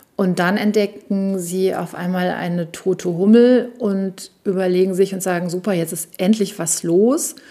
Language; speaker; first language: German; native; German